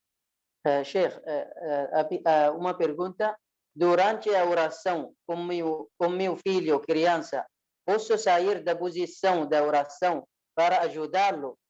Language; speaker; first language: Portuguese; non-native, fluent; Arabic